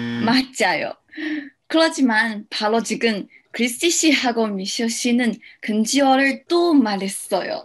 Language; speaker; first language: Korean; non-native, learner; English